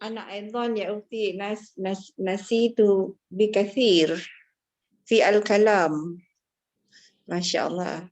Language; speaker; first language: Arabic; non-native, learner; Malay